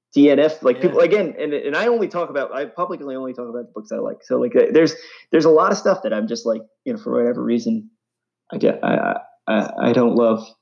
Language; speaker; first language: English; native; English